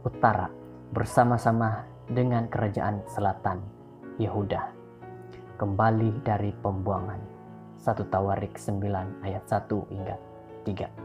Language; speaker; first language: Indonesian; native; Indonesian